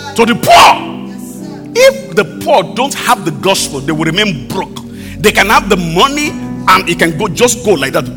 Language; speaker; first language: English; non-native, local second language; Yoruba